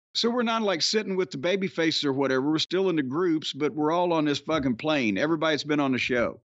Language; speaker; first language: English; native; English